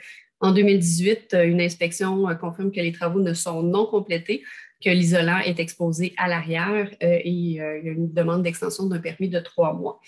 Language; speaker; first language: French; native; French